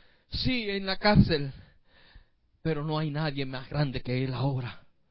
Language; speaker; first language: Spanish; native; Spanish